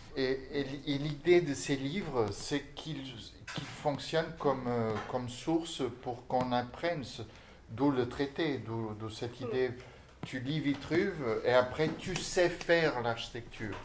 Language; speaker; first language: French; non-native, fluent; Portuguese